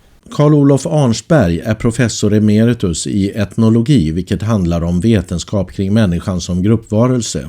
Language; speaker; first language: Swedish; native; Swedish